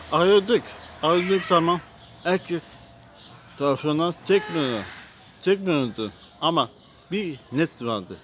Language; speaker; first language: Turkish; non-native, learner; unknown